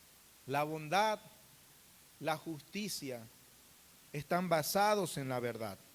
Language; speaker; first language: Spanish; native; Spanish